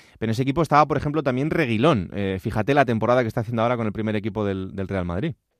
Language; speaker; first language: Spanish; native; Spanish